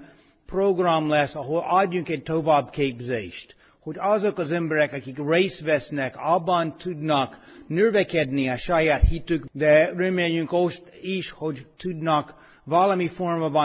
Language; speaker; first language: Hungarian; non-native, fluent; English